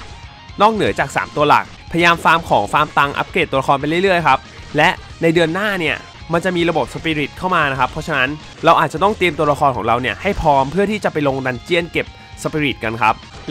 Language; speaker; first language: Thai; native; Thai